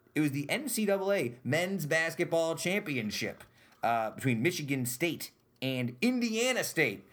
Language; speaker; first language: English; native; English